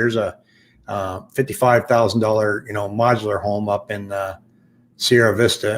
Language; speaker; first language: English; native; English